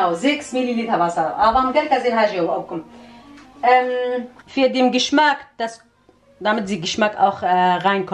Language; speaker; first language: German; non-native, learner; Central Kurdish